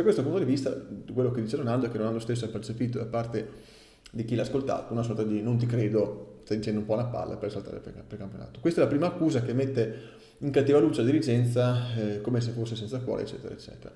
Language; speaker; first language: Italian; native; Italian